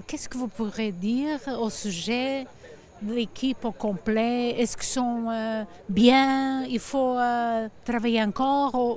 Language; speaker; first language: French; early bilingual, heritage; Portuguese